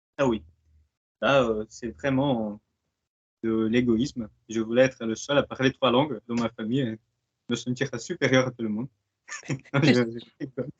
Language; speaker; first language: French; non-native, fluent; Portuguese